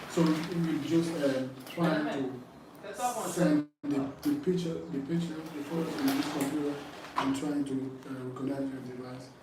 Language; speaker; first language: English; non-native, fluent; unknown